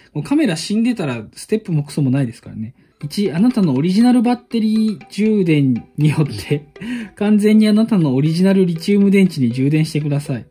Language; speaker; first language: Japanese; native; Japanese